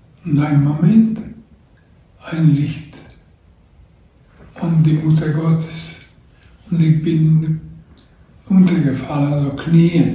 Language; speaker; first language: German; non-native, learner; Croatian